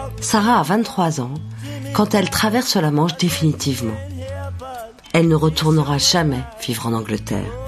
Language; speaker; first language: French; native; French